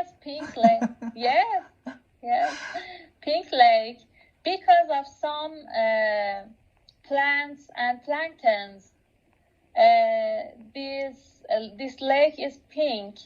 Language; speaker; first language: English; non-native, local second language; Persian